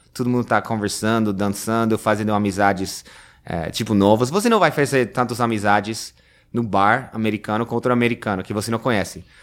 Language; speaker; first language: Portuguese; non-native, fluent; English